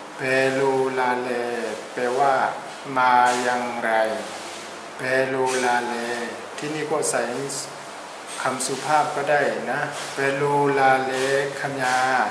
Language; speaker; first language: Thai; non-native, fluent; Burmese